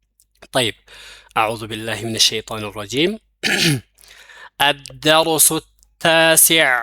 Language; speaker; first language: Arabic; non-native, fluent; Amharic